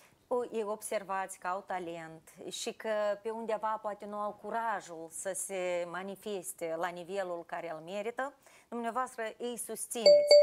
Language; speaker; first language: Romanian; native; Romanian